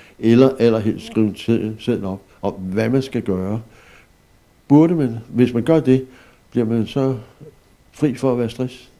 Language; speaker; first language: Danish; native; Danish